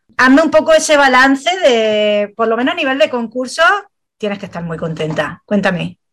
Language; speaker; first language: Spanish; native; Spanish